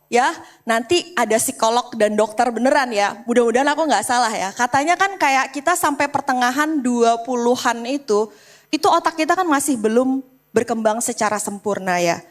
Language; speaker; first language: Indonesian; native; Indonesian